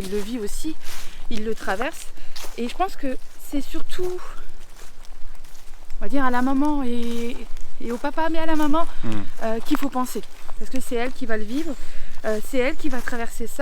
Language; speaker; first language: French; native; French